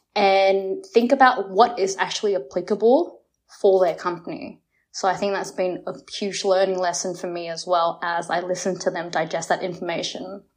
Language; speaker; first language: English; early bilingual, other home language; Vietnamese